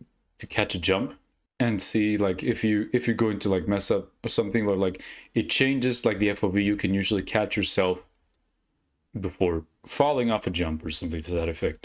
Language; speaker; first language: English; native; English